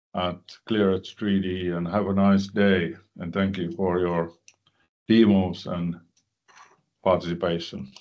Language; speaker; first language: English; non-native, fluent; Finnish